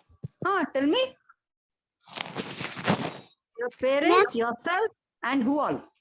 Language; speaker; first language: English; non-native, local second language; Odia